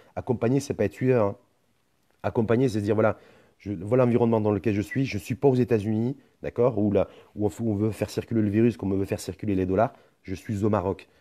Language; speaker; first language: French; non-native, local second language; Arabic